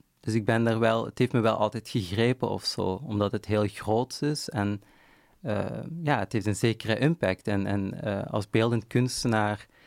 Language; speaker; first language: Dutch; non-native, local second language; Arabic